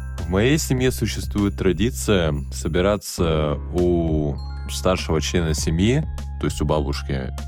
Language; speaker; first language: Russian; native; Russian